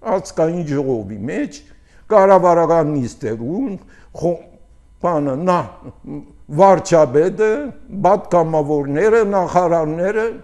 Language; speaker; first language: Armenian; early bilingual, heritage; Armenian